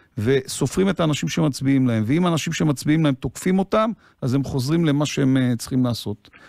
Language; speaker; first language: Hebrew; native; Hebrew